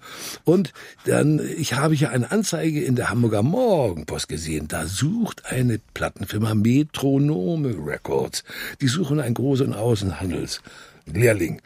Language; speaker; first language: German; native; German